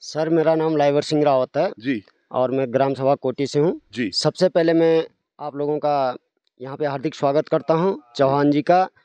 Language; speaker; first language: Hindi; non-native, local second language; Garhwali